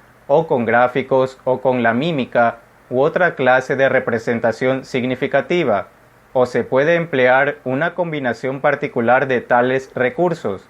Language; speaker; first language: Spanish; native; Spanish